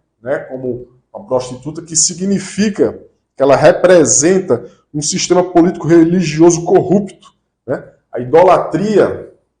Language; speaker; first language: Portuguese; native; Portuguese